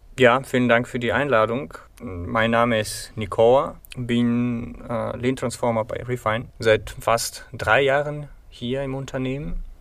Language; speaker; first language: German; non-native, fluent; Bulgarian